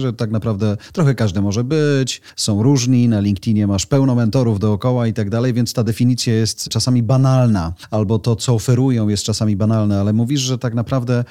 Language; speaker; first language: Polish; native; Polish